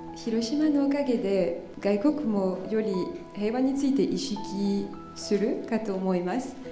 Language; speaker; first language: Japanese; non-native, fluent; French